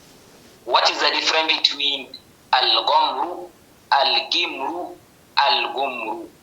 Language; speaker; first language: English; non-native, learner; Hausa